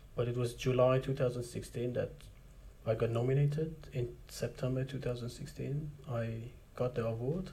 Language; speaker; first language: English; non-native, fluent; Persian